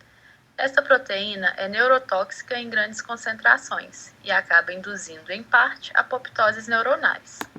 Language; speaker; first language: Portuguese; native; Portuguese